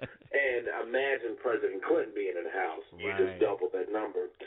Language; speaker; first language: English; native; English